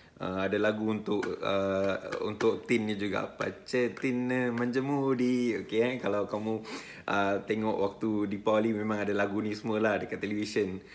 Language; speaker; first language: Malay; non-native, local second language; Tamil